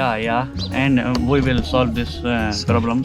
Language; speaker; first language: English; non-native, learner; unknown